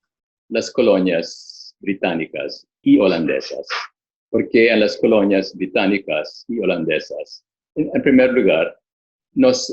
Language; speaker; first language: Spanish; non-native, fluent; Filipino